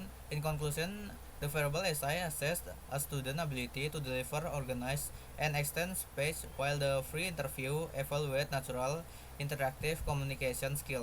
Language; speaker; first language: English; non-native, learner; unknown